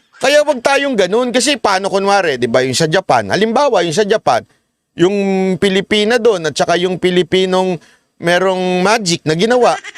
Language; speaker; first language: Filipino; native; Filipino